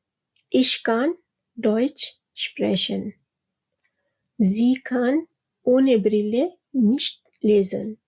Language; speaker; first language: German; non-native, fluent; Urdu